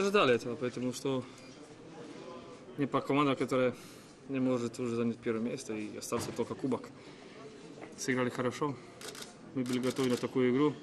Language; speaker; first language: Russian; non-native, fluent; Croatian